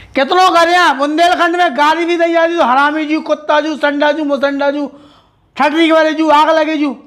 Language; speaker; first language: Hindi; native; Hindi